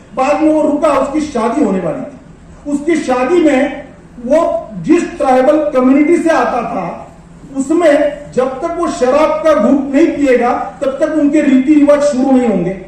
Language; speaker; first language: Hindi; non-native, local second language; Marwari